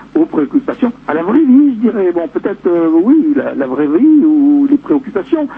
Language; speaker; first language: French; native; French